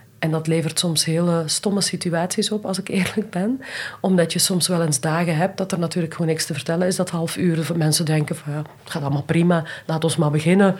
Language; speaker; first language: Dutch; native; Dutch